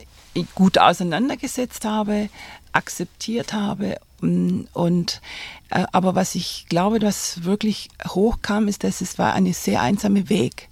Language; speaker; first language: German; non-native, fluent; Spanish